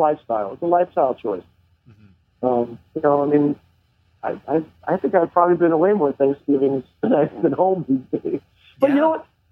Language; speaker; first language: English; native; English